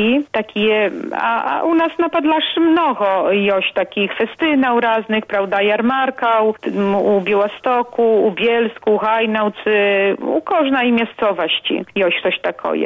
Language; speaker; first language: Polish; non-native, local second language; Belarusian